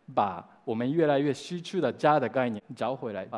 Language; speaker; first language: Chinese; non-native, fluent; Japanese